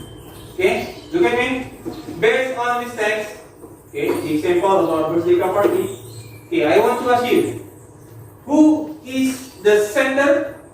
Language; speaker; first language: English; non-native, learner; Indonesian